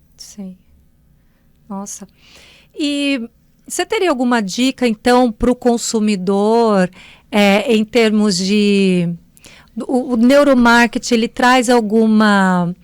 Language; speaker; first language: Portuguese; native; Portuguese